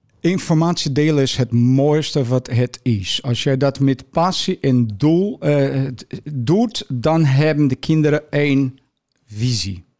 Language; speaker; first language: Dutch; non-native, fluent; Portuguese